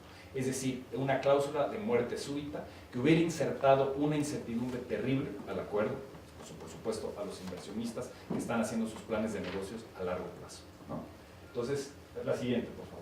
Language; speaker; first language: Spanish; native; Spanish